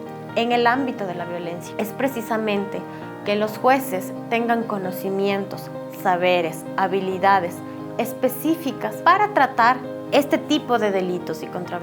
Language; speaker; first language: Spanish; native; Spanish